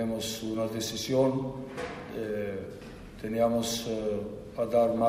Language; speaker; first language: Spanish; non-native, learner; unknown